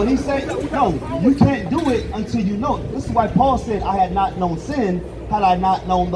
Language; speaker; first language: English; native; English